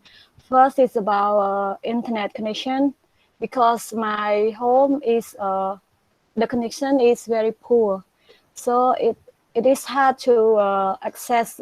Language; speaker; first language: English; non-native, learner; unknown